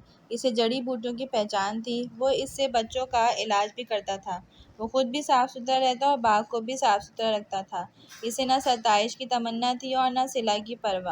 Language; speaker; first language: Urdu; native; Urdu